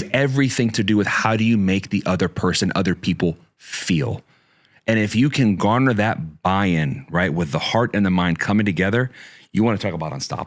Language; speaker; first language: English; native; English